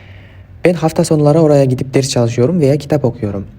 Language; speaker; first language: Turkish; non-native, fluent; Kyrgyz